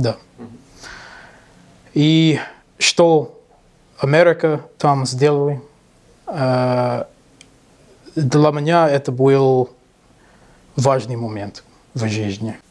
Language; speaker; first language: Russian; non-native, learner; English